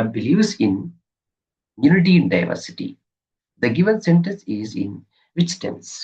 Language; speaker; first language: English; non-native, local second language; Kannada